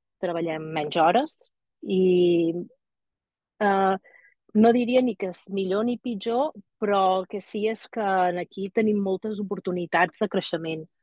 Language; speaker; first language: Catalan; native; Catalan